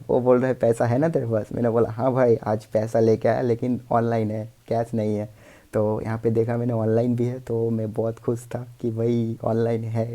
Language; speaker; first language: Hindi; non-native, local second language; Bangla